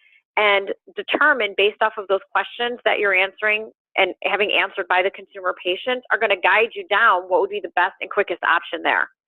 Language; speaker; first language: English; native; English